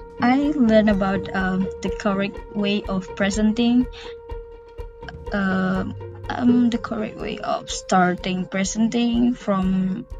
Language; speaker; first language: English; non-native, learner; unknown